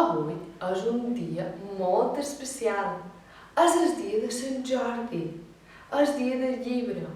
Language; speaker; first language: Catalan; native; Catalan